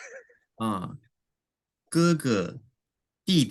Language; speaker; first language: Chinese; non-native, learner; English